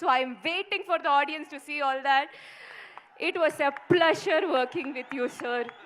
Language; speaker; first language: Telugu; non-native, fluent; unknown